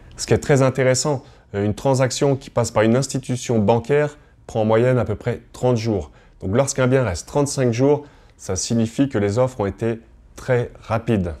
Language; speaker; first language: French; native; French